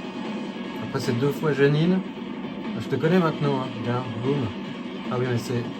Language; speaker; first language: French; native; French